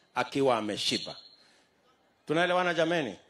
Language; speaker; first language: Swahili; non-native, local second language; Kalenjin